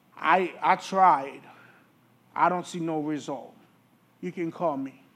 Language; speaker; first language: English; early bilingual, other home language; Haitian Creole